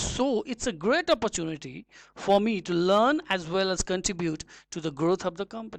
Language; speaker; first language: English; non-native, local second language; Nepali